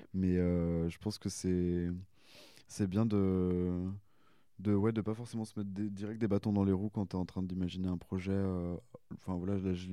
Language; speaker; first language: French; native; French